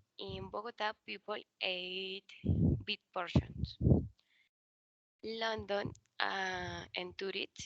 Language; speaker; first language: English; non-native, learner; Spanish